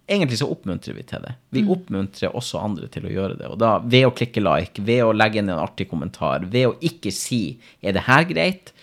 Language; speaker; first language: Norwegian; native; Norwegian